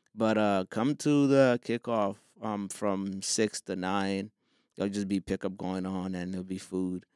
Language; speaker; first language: English; non-native, fluent; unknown